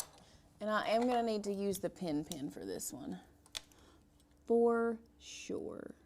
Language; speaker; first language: English; native; English